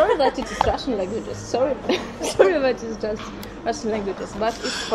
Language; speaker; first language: English; non-native, learner; Russian